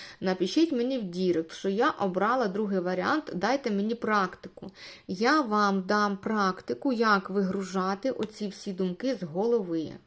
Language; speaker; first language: Ukrainian; non-native, local second language; Russian